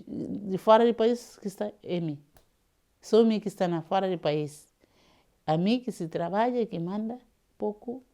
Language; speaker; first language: Portuguese; non-native, learner; Kabuverdianu